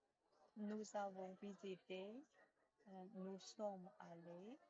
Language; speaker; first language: French; non-native, learner; Chinese